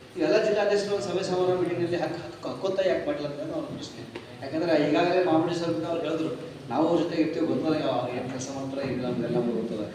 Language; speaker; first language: Kannada; native; Kannada